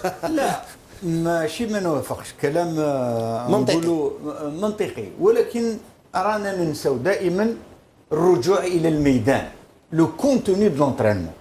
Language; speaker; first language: Arabic; native; Arabic